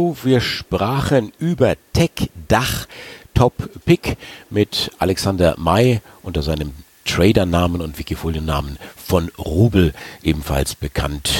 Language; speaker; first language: German; native; German